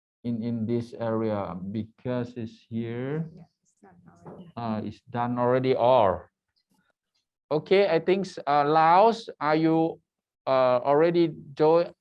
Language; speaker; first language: English; non-native, learner; Thai